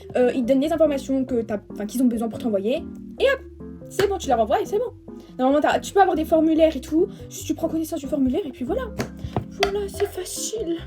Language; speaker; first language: French; native; French